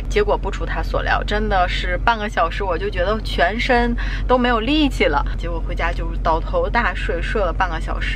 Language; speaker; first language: Chinese; native; Chinese